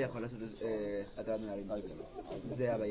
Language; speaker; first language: Hebrew; non-native, learner; Spanish